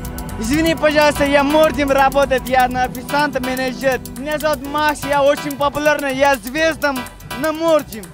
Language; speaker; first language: Russian; non-native, learner; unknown